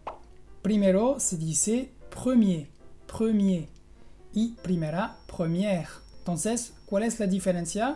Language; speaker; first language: Spanish; non-native, fluent; French